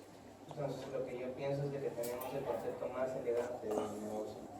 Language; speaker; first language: Spanish; native; Spanish